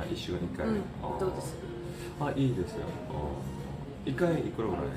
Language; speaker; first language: Japanese; non-native, learner; Korean